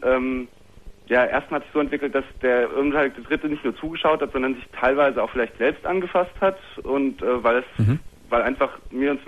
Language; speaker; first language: German; native; German